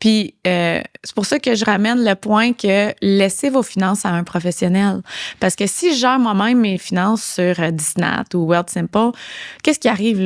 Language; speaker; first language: French; native; French